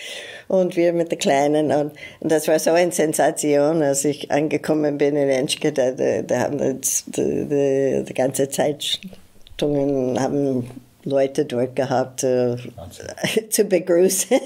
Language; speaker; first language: German; non-native, fluent; English